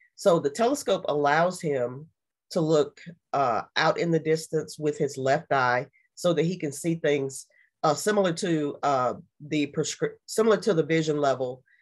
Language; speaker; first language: English; native; English